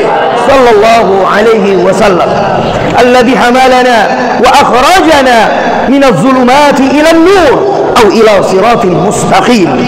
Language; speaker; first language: Arabic; non-native, fluent; Indonesian